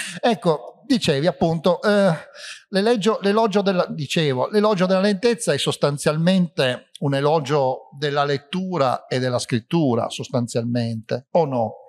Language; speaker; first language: Italian; native; Italian